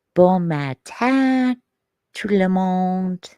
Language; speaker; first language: French; non-native, learner; Persian